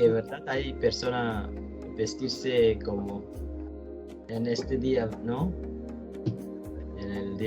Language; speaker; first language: Spanish; non-native, learner; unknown